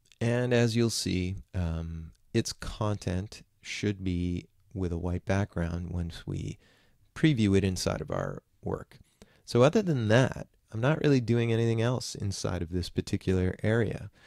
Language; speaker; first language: English; native; English